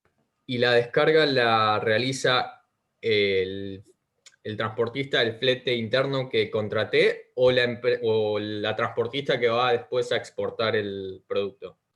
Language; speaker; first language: Spanish; native; Spanish